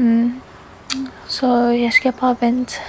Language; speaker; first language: Danish; early bilingual, other home language; Arabic